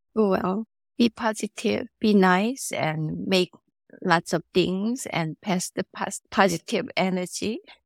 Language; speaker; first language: English; non-native, fluent; Korean